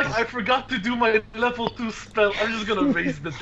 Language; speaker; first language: English; native; English